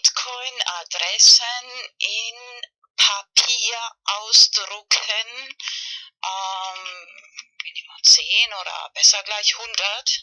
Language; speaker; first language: German; non-native, fluent; Spanish